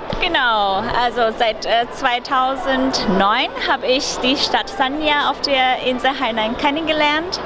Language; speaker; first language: German; non-native, fluent; Chinese